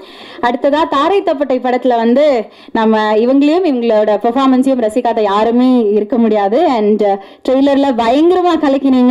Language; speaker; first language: Tamil; native; Tamil